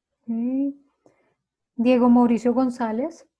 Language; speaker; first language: Spanish; native; Spanish